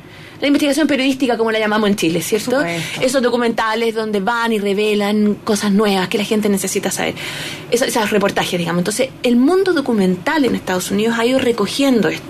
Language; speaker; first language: Spanish; native; Spanish